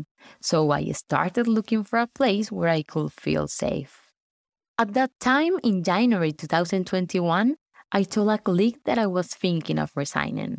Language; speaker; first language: English; non-native, fluent; Spanish